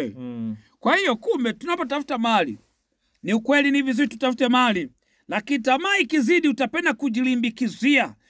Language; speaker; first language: Swahili; native; Swahili